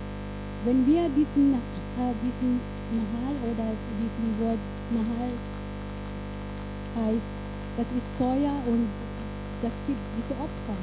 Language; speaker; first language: German; non-native, fluent; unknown